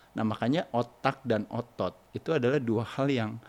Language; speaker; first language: Indonesian; native; Indonesian